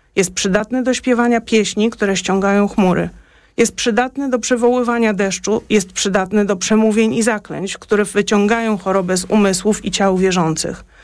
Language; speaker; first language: Polish; native; Polish